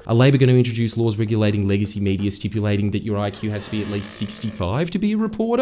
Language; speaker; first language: English; native; English